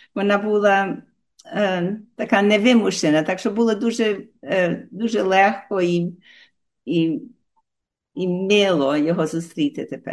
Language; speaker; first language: Ukrainian; early bilingual, heritage; Ukrainian